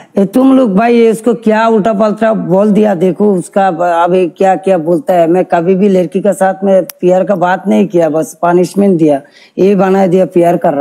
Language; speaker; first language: Hindi; non-native, learner; Bangla